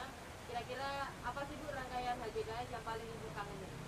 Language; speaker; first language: Indonesian; native; Indonesian